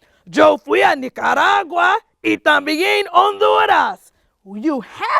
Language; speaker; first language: Spanish; non-native, fluent; English